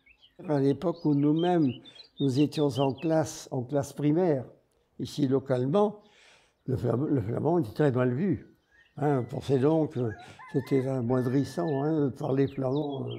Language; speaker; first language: French; non-native, local second language; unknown